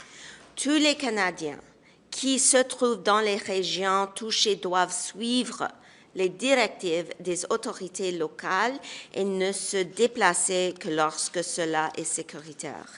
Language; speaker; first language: French; non-native, local second language; English